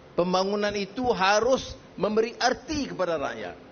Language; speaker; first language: Malay; native; Malay